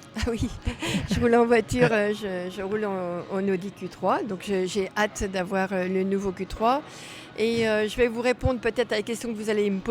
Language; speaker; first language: French; native; French